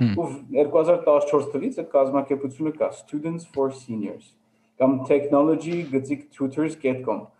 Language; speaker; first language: Armenian; early bilingual, heritage; Armenian